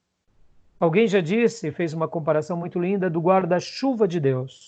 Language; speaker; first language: Portuguese; native; Portuguese